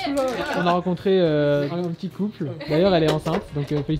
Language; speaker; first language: French; native; French